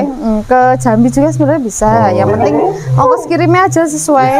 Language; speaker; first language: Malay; non-native, local second language; Javanese